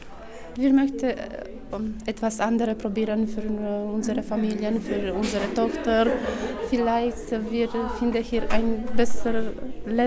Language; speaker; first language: German; non-native, learner; Romanian